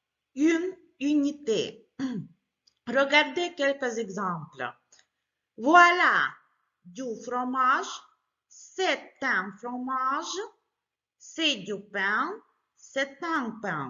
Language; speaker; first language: French; non-native, fluent; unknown